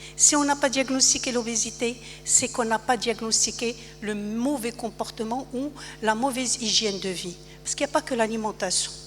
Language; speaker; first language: French; non-native, local second language; Arabic